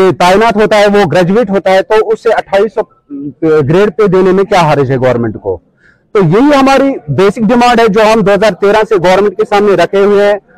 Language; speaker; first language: Urdu; non-native, local second language; Kashmiri